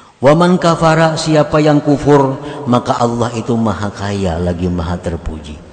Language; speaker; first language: Indonesian; non-native, local second language; Banjar